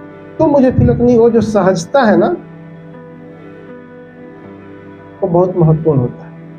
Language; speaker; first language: Hindi; native; Hindi